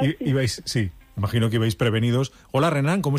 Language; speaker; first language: Spanish; native; Spanish